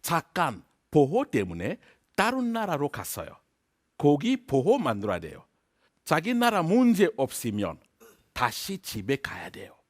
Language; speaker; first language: Korean; non-native, learner; French